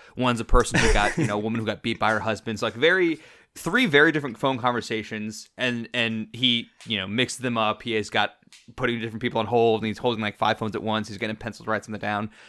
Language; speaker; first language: English; native; English